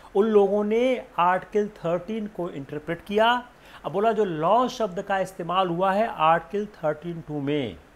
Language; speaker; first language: Hindi; native; Hindi